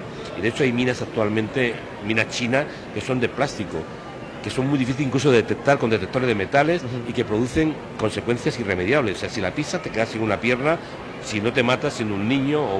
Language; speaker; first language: Spanish; native; Spanish